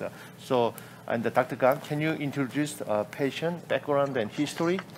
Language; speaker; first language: English; non-native, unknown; Korean